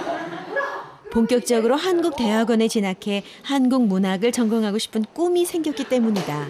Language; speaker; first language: Korean; native; Korean